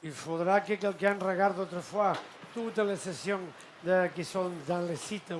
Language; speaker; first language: French; non-native, fluent; Catalan